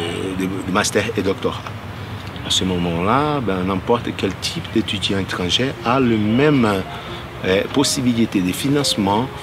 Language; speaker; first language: French; non-native, fluent; Portuguese